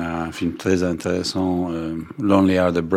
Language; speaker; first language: French; non-native, fluent; English